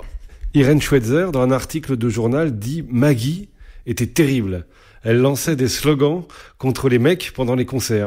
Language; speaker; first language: French; native; French